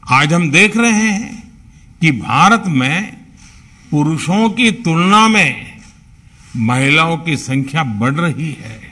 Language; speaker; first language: Hindi; non-native, local second language; Gujarati